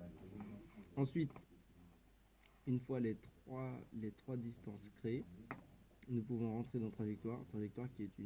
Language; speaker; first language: French; native; French